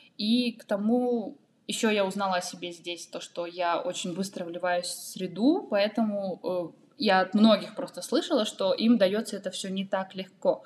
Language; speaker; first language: Russian; native; Russian